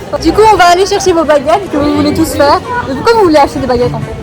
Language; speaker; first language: French; native; French